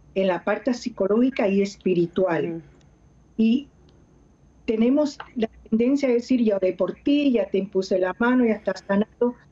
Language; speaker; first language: Spanish; early bilingual, heritage; Spanish